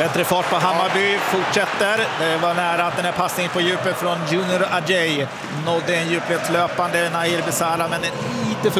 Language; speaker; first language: Swedish; native; Swedish